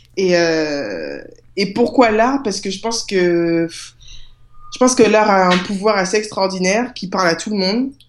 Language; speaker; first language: French; native; French